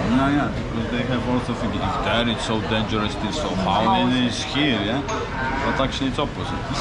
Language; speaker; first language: English; non-native, fluent; Polish